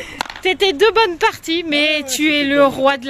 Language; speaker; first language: French; native; French